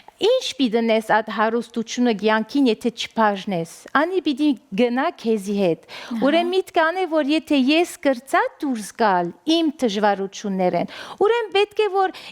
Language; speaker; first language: Armenian; early bilingual, heritage; Armenian